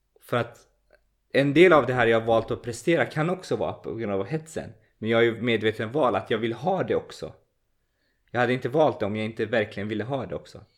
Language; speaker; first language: Swedish; early bilingual, other home language; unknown